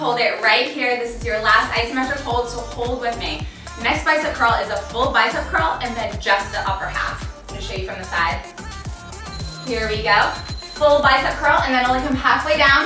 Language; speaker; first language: English; native; English